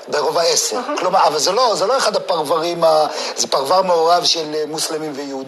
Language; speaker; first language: Hebrew; native; Hebrew